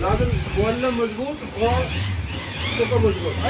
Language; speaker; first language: Arabic; non-native, learner; Urdu